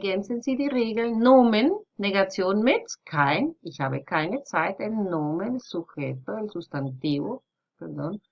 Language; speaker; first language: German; non-native, fluent; Spanish